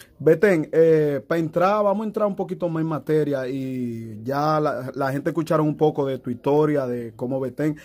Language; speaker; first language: Spanish; native; Spanish